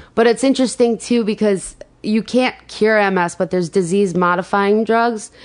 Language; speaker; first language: English; native; English